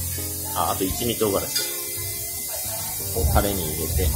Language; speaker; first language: Japanese; native; Japanese